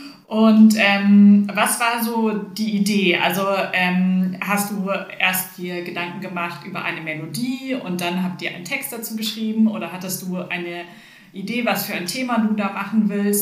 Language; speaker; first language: German; native; German